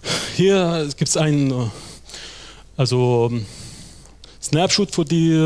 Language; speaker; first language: German; non-native, fluent; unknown